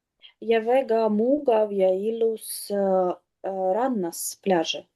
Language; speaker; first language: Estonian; non-native, learner; Russian